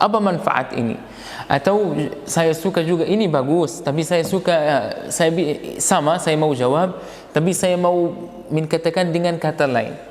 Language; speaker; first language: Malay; non-native, fluent; Arabic